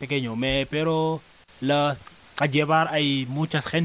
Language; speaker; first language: Spanish; non-native, learner; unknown